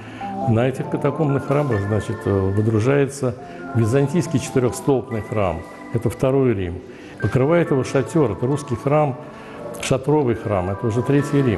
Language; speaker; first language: Russian; native; Russian